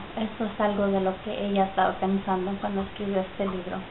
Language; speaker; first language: Spanish; early bilingual, heritage; Spanish